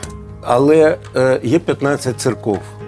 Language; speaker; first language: Ukrainian; native; Ukrainian